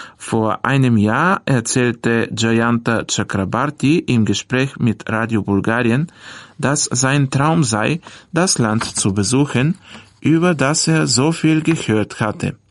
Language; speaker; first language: German; non-native, fluent; Bulgarian